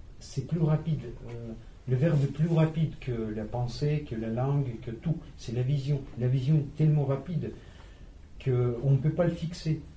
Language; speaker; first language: French; non-native, fluent; Russian